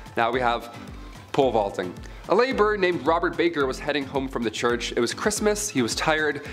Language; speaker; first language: English; native; English